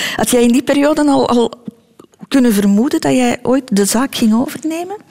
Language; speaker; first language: Dutch; native; Dutch